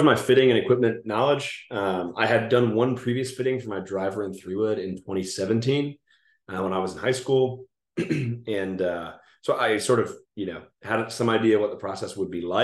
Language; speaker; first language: English; native; English